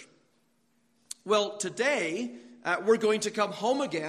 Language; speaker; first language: English; native; English